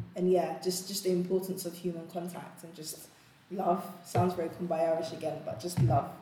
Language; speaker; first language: English; non-native, local second language; Akan